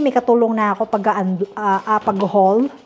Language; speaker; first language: Filipino; native; Filipino